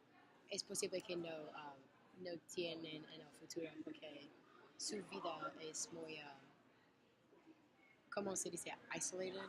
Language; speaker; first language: Spanish; non-native, learner; English